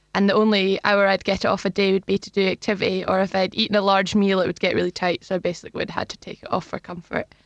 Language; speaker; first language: English; native; English